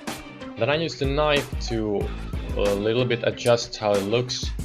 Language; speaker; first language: English; non-native, fluent; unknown